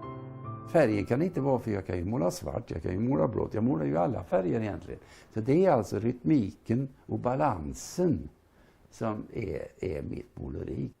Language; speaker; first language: Swedish; native; Swedish